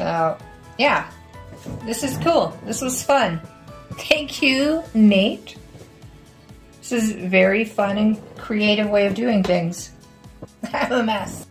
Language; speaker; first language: English; native; English